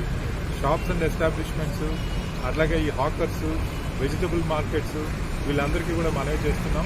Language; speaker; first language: Telugu; native; Telugu